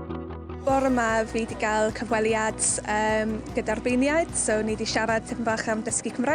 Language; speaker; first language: Welsh; non-native, fluent; English